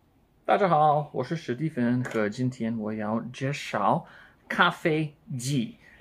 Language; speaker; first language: Chinese; non-native, learner; English